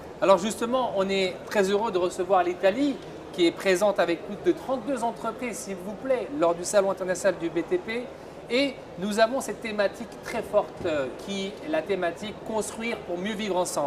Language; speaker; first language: French; non-native, local second language; Arabic